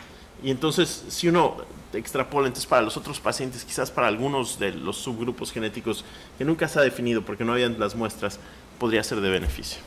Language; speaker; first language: Spanish; native; Spanish